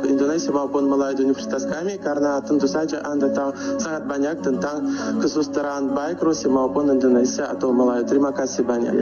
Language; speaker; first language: Indonesian; non-native, fluent; Russian